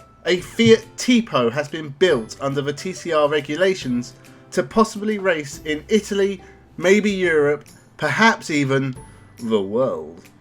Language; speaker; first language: English; native; English